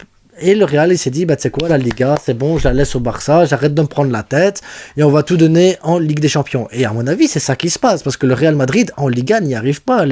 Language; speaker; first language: French; native; French